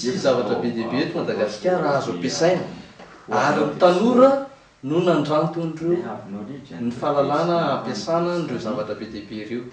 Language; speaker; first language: Malagasy; native; Malagasy